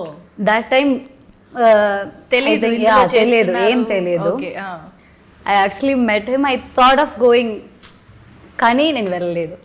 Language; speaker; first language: Telugu; non-native, learner; Malayalam